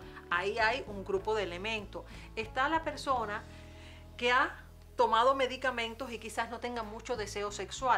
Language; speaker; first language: Spanish; native; Spanish